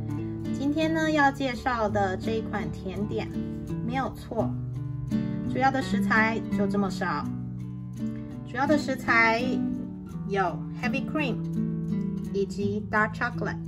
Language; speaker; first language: Chinese; native; Chinese